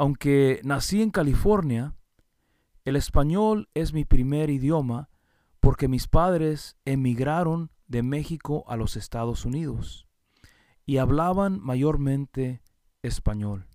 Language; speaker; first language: Spanish; early bilingual, heritage; Spanish